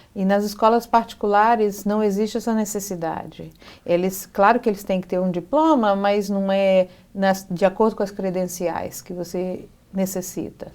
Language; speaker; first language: Portuguese; native; Portuguese